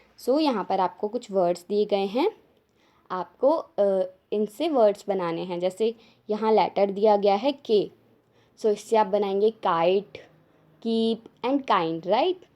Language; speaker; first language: Hindi; native; Hindi